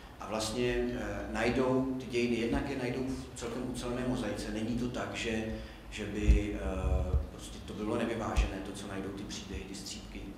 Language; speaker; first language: Czech; native; Czech